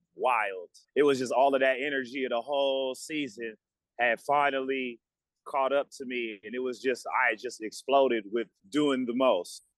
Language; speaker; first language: English; native; English